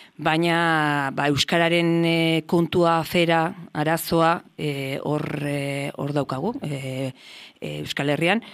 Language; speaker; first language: Basque; native; Basque